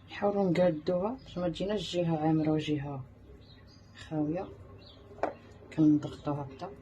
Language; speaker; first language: Arabic; native; Arabic